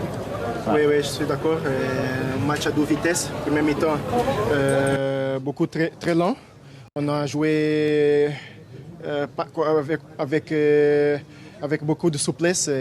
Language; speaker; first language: French; non-native, fluent; Portuguese